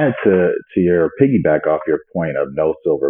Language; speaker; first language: English; native; English